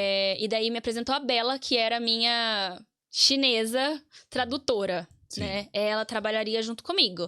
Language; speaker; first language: Portuguese; native; Portuguese